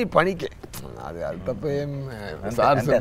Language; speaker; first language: Telugu; non-native, fluent; Tamil